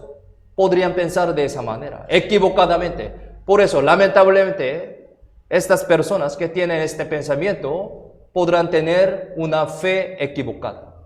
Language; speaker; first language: Spanish; non-native, fluent; Korean